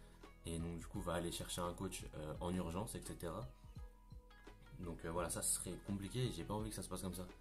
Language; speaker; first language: French; native; French